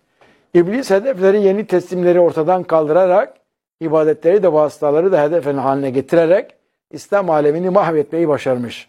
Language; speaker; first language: Turkish; native; Turkish